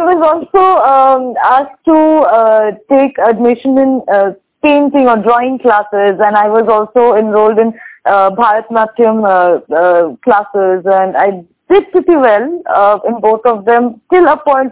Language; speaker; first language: English; non-native, local second language; Bangla